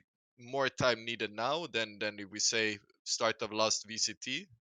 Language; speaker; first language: English; non-native, fluent; Swedish